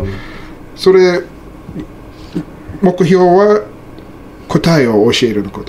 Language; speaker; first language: Japanese; non-native, learner; English